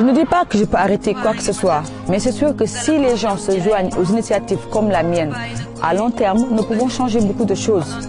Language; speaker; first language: French; non-native, local second language; Jola-Fonyi